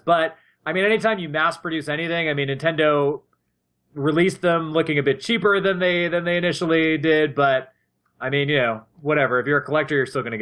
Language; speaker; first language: English; native; English